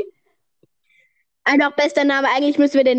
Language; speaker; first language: German; native; German